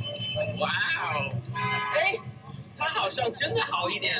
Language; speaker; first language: Chinese; non-native, fluent; English